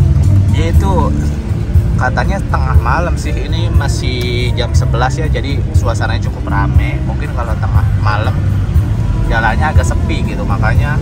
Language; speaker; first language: Indonesian; native; Indonesian